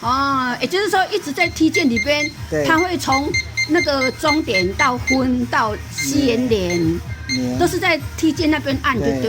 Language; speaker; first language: Chinese; native; Chinese